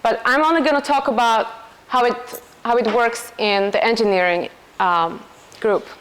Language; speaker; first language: English; non-native, fluent; Slovak